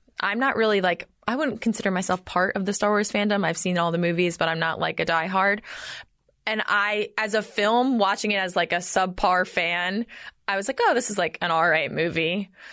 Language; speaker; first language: English; native; English